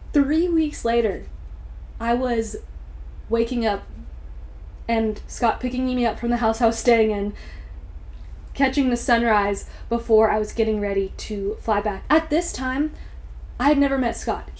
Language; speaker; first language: English; native; English